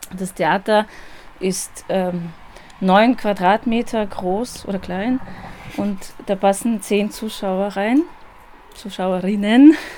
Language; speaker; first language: German; non-native, fluent; Russian